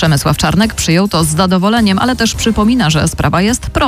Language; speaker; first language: Polish; native; Polish